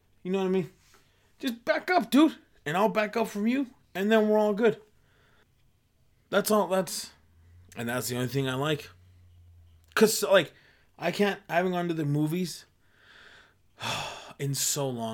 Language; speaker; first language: English; early bilingual, other home language; Spanish